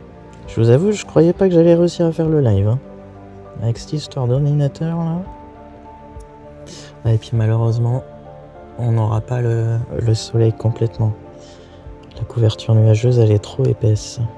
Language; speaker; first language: French; native; French